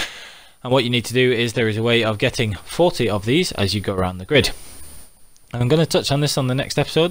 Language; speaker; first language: English; native; English